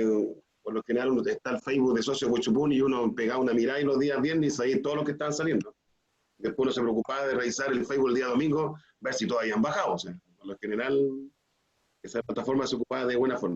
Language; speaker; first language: Spanish; native; Spanish